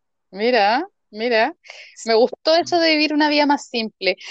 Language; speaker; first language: Spanish; native; Spanish